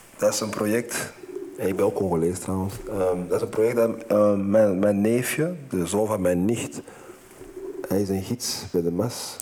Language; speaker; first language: Dutch; non-native, fluent; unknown